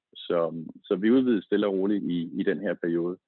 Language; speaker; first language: Danish; native; Danish